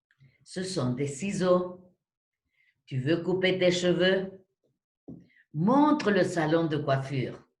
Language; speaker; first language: French; non-native, fluent; Spanish